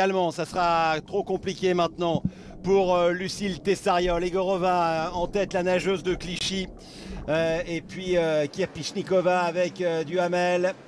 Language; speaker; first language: French; native; French